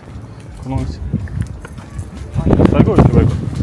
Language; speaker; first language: Japanese; non-native, learner; French